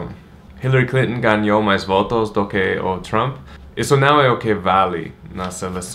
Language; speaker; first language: Portuguese; non-native, fluent; English